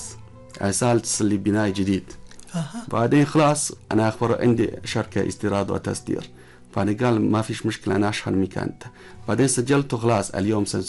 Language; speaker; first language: Arabic; non-native, learner; Chinese